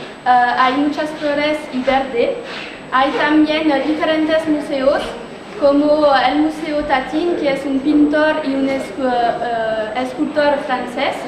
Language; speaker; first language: Spanish; non-native, learner; French